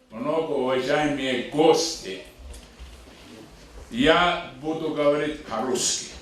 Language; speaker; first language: Russian; non-native, local second language; Avaric